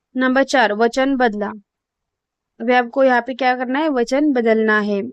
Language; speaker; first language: Hindi; non-native, local second language; Marathi